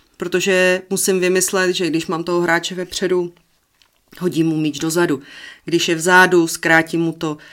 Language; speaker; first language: Czech; native; Czech